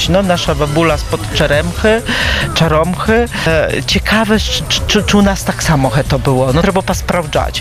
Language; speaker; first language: Polish; non-native, local second language; Belarusian